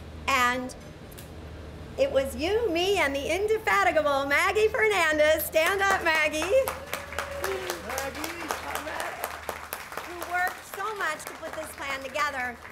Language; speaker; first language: English; native; English